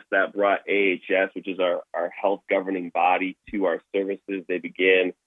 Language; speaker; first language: English; native; English